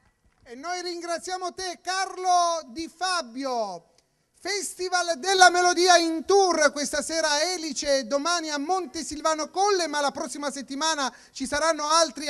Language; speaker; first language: Italian; native; Italian